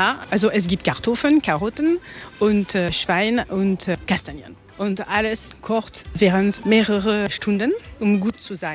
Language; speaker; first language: German; non-native, learner; French